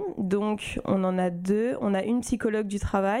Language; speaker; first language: French; native; French